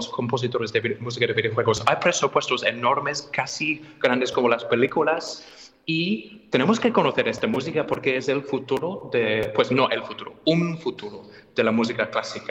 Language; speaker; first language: Spanish; non-native, fluent; English